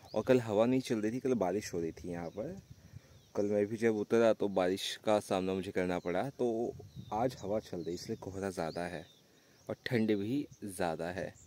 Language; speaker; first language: Hindi; native; Hindi